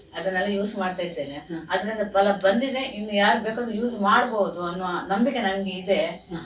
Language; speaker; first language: Kannada; native; Kannada